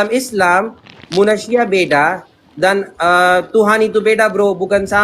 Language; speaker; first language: Indonesian; non-native, learner; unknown